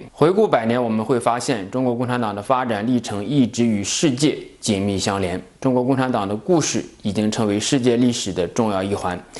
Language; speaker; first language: Chinese; native; Chinese